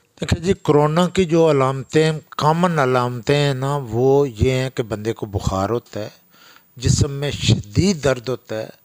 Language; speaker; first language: Urdu; non-native, local second language; Pahari-Potwari